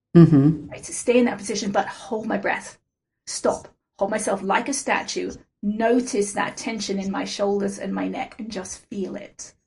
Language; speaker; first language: English; native; English